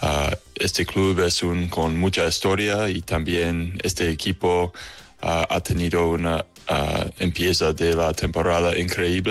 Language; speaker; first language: Spanish; non-native, learner; English